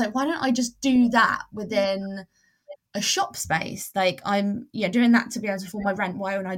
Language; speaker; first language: English; native; English